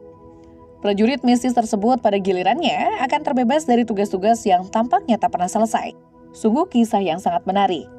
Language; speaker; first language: Indonesian; native; Indonesian